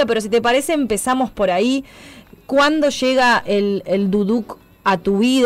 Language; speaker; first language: Spanish; native; Spanish